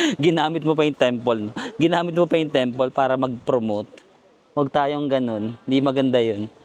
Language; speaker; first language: Filipino; non-native, local second language; Cebuano